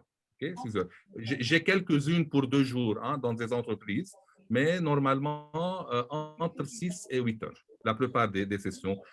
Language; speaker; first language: French; non-native, local second language; Arabic